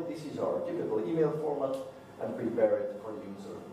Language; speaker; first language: English; non-native, fluent; Dutch